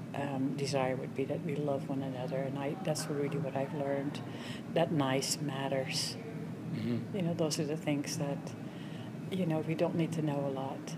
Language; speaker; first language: English; non-native, fluent; Dutch